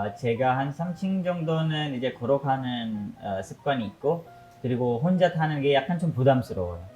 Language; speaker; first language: Korean; non-native, fluent; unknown